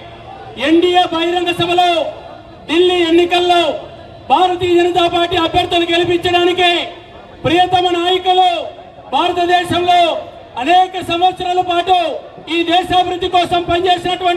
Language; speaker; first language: Telugu; native; Telugu